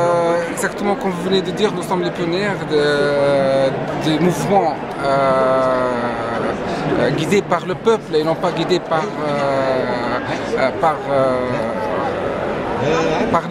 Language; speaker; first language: French; non-native, local second language; Arabic